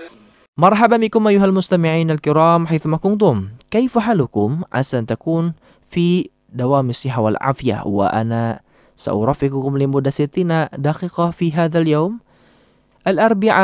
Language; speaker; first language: Arabic; non-native, fluent; Indonesian